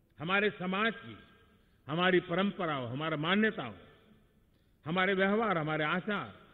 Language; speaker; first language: Hindi; non-native, local second language; Gujarati